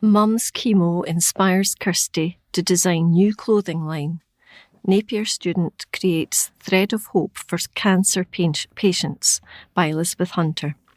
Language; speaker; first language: English; native; English